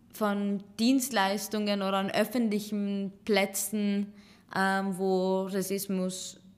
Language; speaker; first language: German; early bilingual, other home language; Serbian